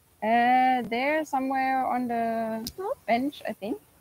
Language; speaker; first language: English; non-native, fluent; German